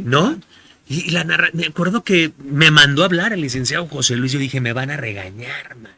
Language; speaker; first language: Spanish; native; Spanish